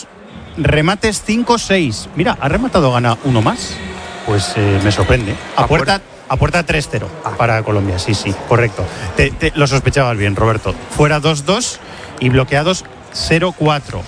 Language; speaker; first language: Spanish; native; Spanish